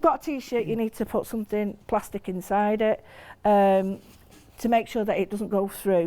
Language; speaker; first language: English; native; English